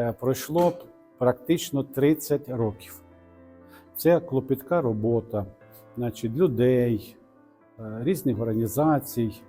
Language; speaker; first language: Ukrainian; non-native, local second language; Russian